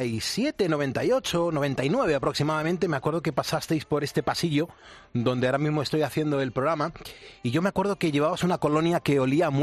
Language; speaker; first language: Spanish; native; Spanish